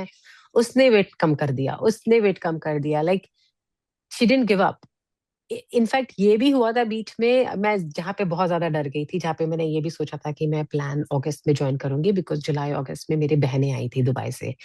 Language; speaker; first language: Hindi; native; Hindi